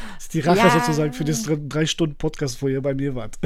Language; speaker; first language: German; early bilingual, other home language; Polish